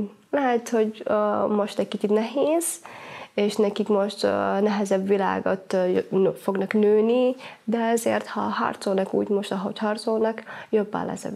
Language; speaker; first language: Hungarian; non-native, fluent; Somali